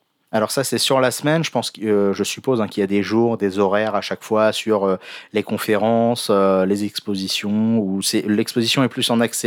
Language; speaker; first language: French; native; French